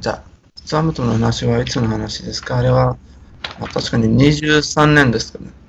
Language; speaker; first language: Japanese; non-native, fluent; Spanish